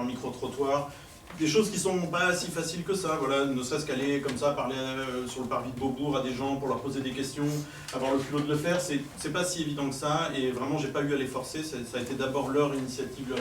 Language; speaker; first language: French; native; French